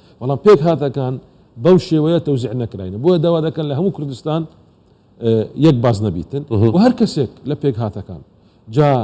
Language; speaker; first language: Central Kurdish; non-native, local second language; Assyrian Neo-Aramaic